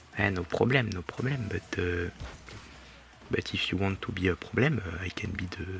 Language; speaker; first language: English; non-native, learner; French